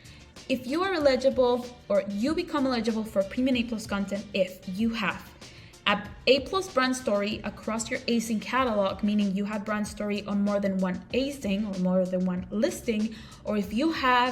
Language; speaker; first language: English; non-native, local second language; Spanish